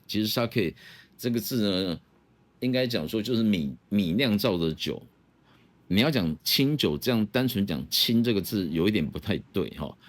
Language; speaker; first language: Chinese; native; Chinese